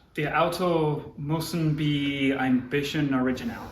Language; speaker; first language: German; non-native, learner; English